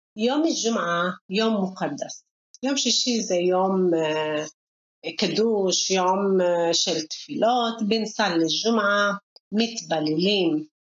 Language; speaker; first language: Hebrew; non-native, local second language; Arabic